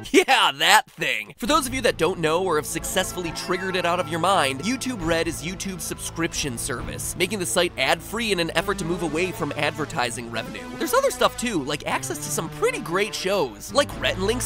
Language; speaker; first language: English; native; English